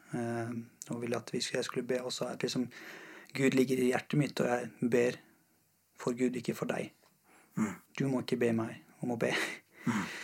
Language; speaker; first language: Norwegian; non-native, fluent; Persian